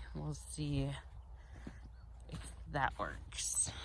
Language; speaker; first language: English; native; English